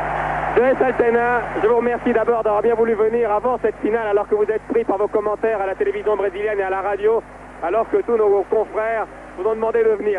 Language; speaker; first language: French; native; French